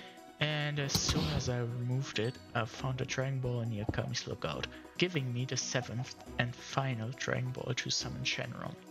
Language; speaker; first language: English; non-native, fluent; German